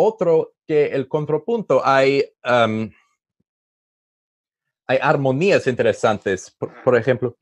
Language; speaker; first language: Spanish; non-native, learner; English